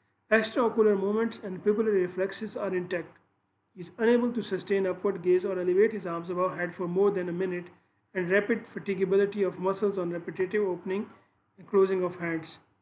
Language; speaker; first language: English; non-native, local second language; Urdu